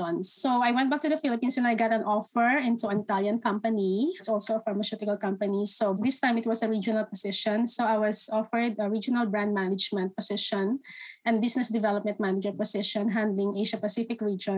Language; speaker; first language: English; non-native, local second language; Filipino